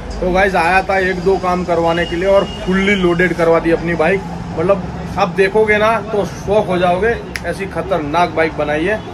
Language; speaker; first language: Hindi; non-native, local second language; Gujarati